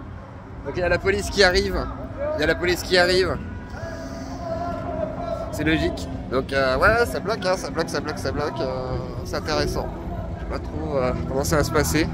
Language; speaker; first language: French; native; French